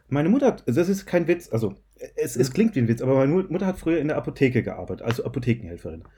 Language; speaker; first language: German; native; German